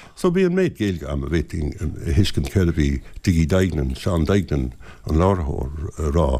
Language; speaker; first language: Irish; non-native, local second language; English